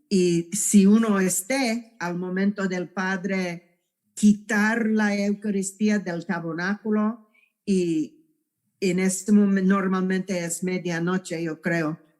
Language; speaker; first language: Spanish; non-native, fluent; English